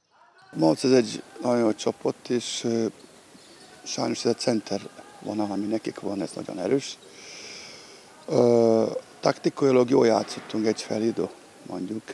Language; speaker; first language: Hungarian; non-native, fluent; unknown